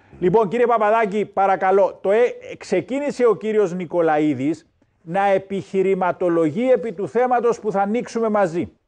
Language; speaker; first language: Greek; native; Greek